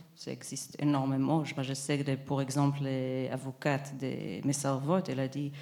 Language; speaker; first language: French; non-native, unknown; Hebrew